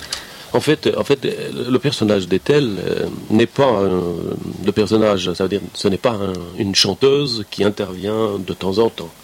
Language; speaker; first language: French; non-native, fluent; Persian